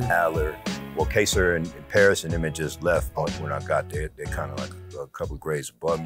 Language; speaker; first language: English; native; English